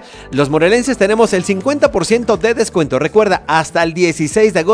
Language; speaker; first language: Spanish; native; Spanish